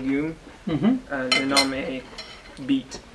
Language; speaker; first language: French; non-native, learner; English